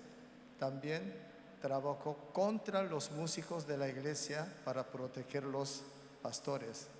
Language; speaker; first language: Spanish; non-native, learner; Korean